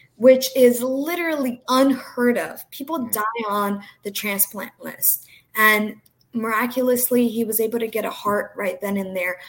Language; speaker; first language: English; early bilingual, other home language; Portuguese